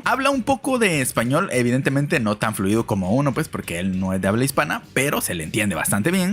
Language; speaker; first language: Spanish; native; Spanish